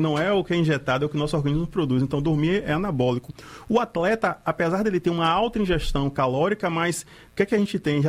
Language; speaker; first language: Portuguese; native; Portuguese